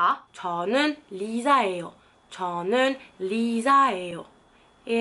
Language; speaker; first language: Korean; non-native, fluent; French